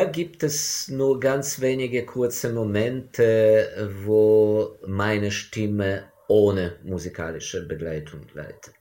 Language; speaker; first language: German; non-native, fluent; Ukrainian